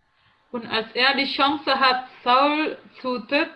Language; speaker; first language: German; non-native, learner; Indonesian